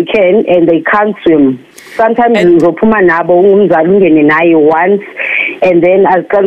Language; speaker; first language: English; non-native, local second language; Xhosa